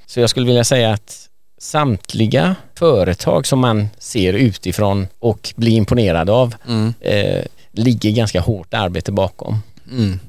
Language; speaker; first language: Swedish; early bilingual, other home language; Persian